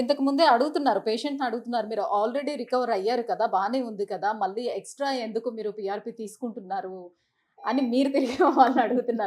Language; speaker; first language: Telugu; native; Telugu